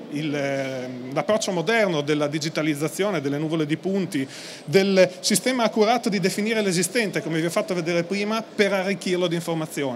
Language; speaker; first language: Italian; native; Italian